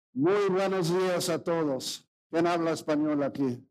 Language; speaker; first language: Spanish; early bilingual, other home language; English